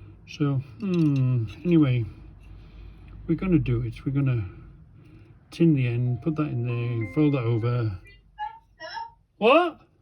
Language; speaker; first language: English; native; English